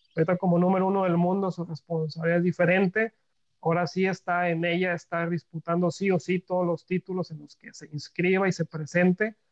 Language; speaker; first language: Spanish; native; Spanish